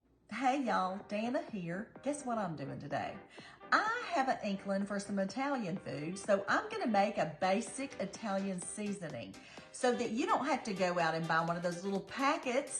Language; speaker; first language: English; native; English